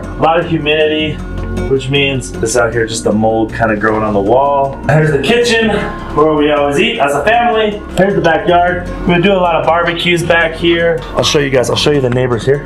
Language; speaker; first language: English; native; English